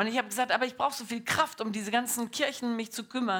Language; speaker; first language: German; non-native, learner; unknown